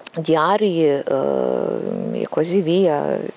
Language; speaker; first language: Italian; non-native, fluent; Lithuanian